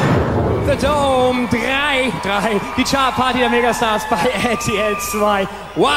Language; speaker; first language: German; native; German